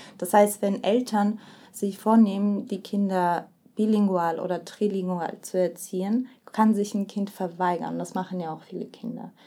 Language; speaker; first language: German; early bilingual, other home language; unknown